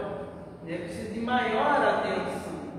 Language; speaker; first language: Portuguese; native; Portuguese